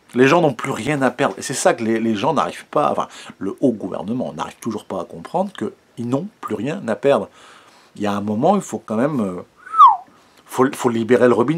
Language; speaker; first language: French; native; French